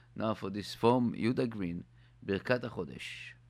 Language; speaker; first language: English; non-native, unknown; Hebrew